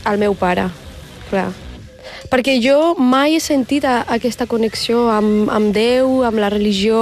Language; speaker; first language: Catalan; early bilingual, other home language; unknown